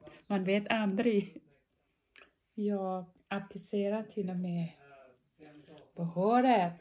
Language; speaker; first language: Swedish; non-native, fluent; Thai